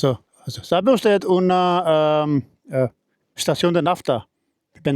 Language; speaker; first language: Spanish; non-native, learner; Urdu